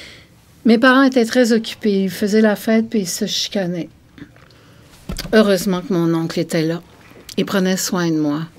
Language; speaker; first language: French; native; French